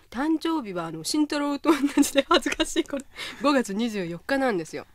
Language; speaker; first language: Japanese; native; Japanese